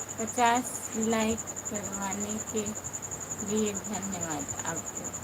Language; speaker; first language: Hindi; native; Hindi